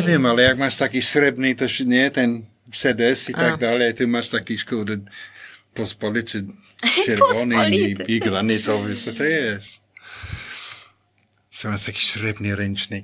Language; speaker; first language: Polish; non-native, fluent; English